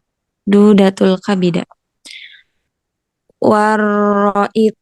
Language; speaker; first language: Arabic; non-native, learner; Indonesian